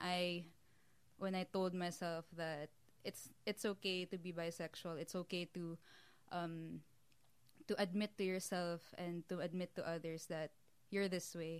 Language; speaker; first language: English; non-native, local second language; Filipino